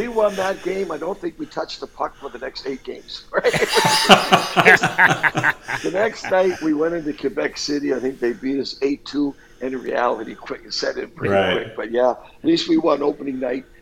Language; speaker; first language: English; native; English